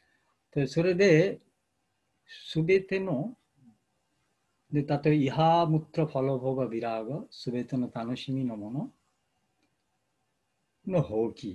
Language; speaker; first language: Japanese; non-native, fluent; Bangla